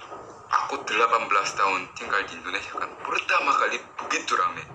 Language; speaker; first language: Indonesian; non-native, fluent; Korean